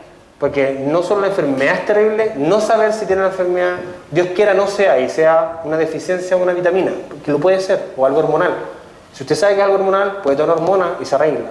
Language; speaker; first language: Spanish; native; Spanish